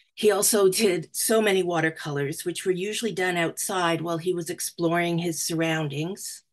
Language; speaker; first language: English; native; English